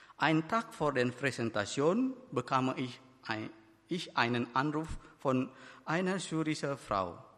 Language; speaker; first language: German; non-native, fluent; Batak Toba